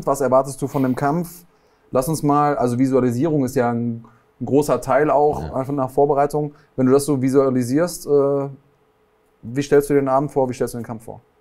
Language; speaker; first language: German; native; German